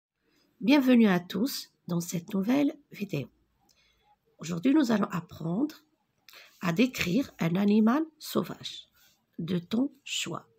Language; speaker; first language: French; non-native, local second language; Arabic